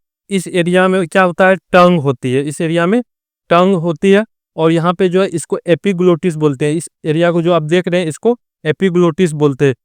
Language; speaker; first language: Hindi; native; Hindi